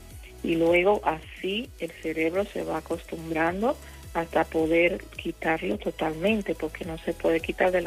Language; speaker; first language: Spanish; native; Spanish